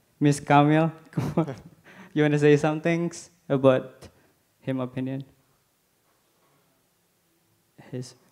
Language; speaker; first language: English; non-native, learner; Indonesian